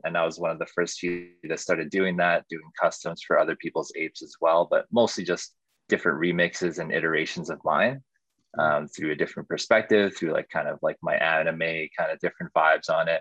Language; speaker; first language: English; native; English